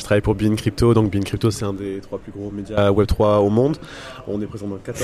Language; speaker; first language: French; native; French